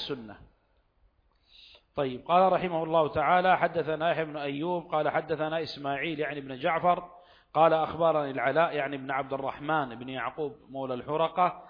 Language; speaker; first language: Arabic; native; Arabic